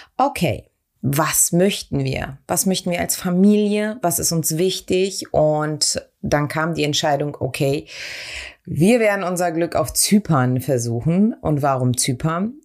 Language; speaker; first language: German; early bilingual, other home language; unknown